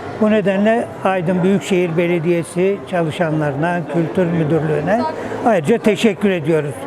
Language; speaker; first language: Turkish; native; Turkish